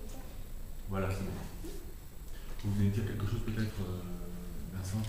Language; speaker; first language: French; native; French